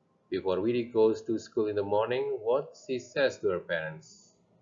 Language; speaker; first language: English; non-native, fluent; Indonesian